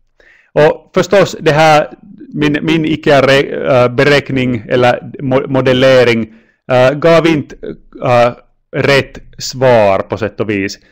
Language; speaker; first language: Swedish; non-native, local second language; Finnish